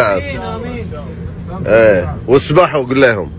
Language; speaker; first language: Arabic; non-native, learner; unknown